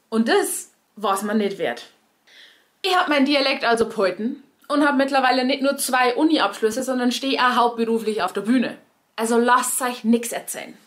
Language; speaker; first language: German; native; German